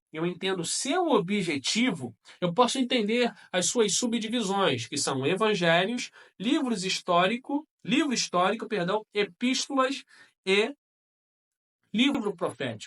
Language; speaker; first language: Portuguese; native; Portuguese